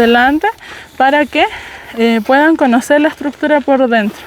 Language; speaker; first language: Spanish; native; Spanish